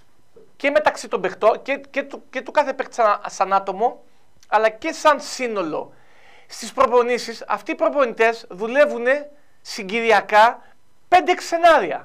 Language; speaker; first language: Greek; native; Greek